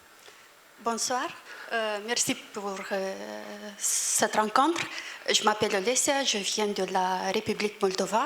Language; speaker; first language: French; non-native, fluent; Romanian